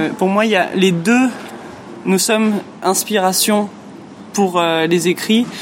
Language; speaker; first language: French; non-native, fluent; English